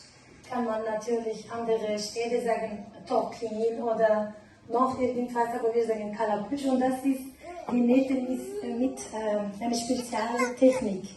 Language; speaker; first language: German; non-native, learner; Tajik